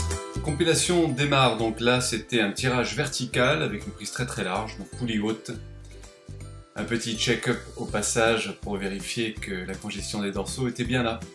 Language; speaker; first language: French; native; French